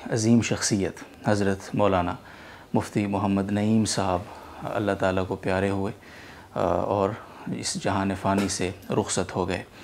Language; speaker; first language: Urdu; native; Urdu